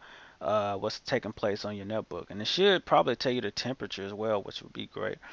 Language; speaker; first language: English; native; English